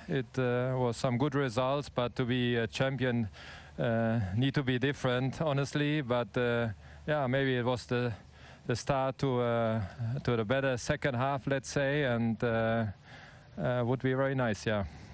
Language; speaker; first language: English; non-native, fluent; German